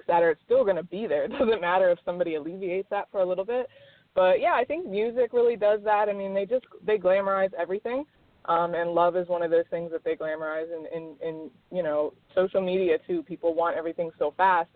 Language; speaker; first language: English; native; English